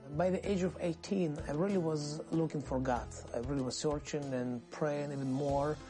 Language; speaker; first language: English; non-native, fluent; Russian